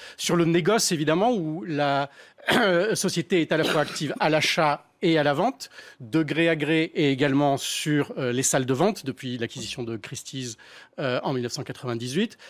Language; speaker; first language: French; native; French